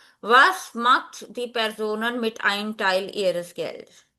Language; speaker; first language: German; non-native, fluent; Hindi